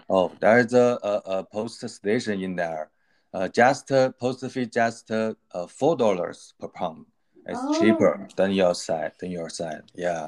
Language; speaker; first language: English; non-native, learner; Chinese